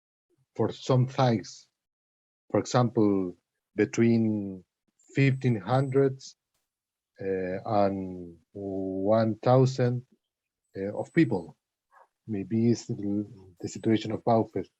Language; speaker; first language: English; non-native, learner; Spanish